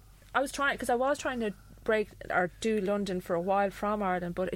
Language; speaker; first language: English; native; English